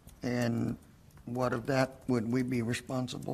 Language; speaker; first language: English; native; English